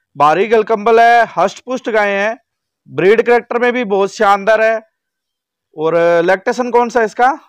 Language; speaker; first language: Hindi; native; Hindi